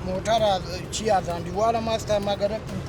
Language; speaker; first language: Persian; native; Persian